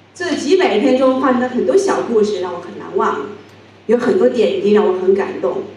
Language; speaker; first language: Chinese; native; Chinese